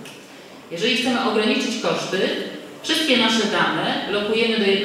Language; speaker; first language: Polish; native; Polish